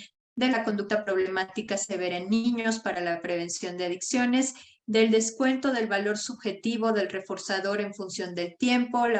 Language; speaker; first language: Spanish; native; Spanish